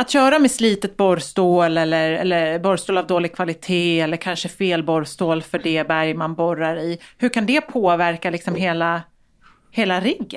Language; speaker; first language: Swedish; native; Swedish